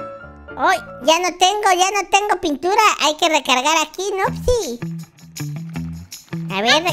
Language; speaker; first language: Spanish; native; Spanish